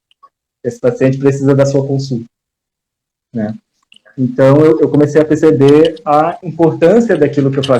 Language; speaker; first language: Portuguese; native; Portuguese